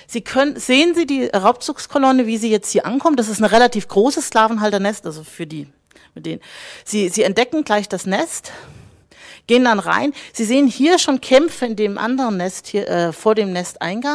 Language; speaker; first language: German; native; German